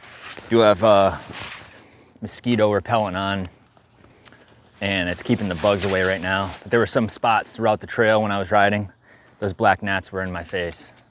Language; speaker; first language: English; native; English